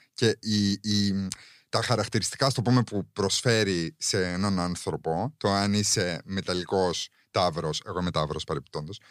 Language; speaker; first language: Greek; early bilingual, heritage; Greek